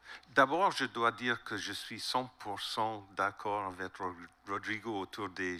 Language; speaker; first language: French; non-native, learner; English